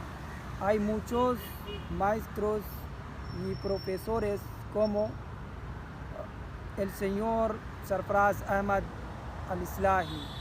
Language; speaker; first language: Spanish; non-native, learner; Urdu